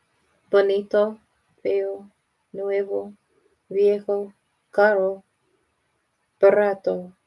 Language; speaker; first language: Spanish; non-native, learner; English